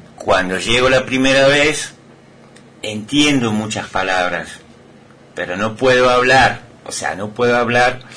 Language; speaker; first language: Spanish; non-native, fluent; Dutch